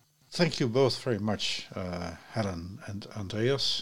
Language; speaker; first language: English; non-native, fluent; Dutch